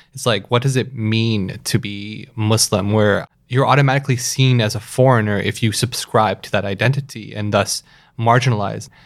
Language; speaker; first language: English; native; English